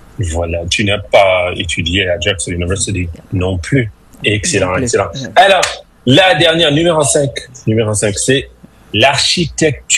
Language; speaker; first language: French; non-native, fluent; English